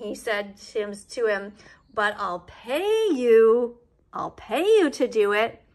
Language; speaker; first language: English; native; English